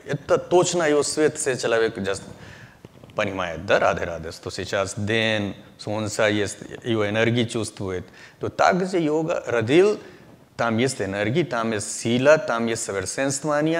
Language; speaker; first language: Russian; non-native, learner; Hindi